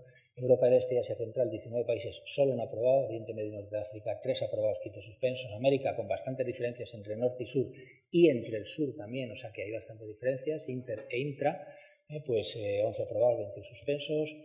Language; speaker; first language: Spanish; native; Spanish